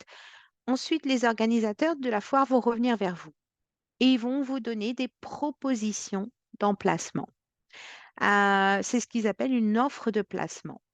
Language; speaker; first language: French; native; French